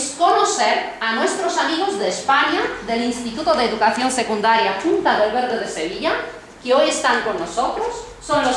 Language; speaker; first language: Spanish; non-native, fluent; Romanian